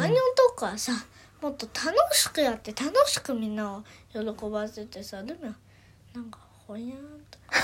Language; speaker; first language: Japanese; early bilingual, other home language; Korean